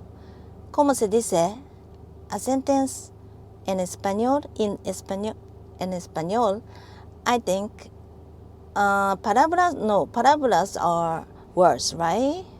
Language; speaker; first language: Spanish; non-native, learner; Japanese